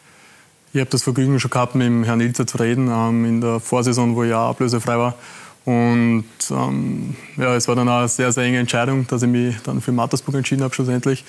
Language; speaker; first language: German; native; German